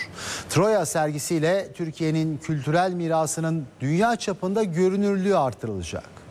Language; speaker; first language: Turkish; native; Turkish